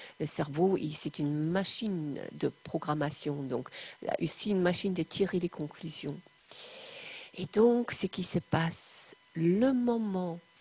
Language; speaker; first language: French; non-native, fluent; German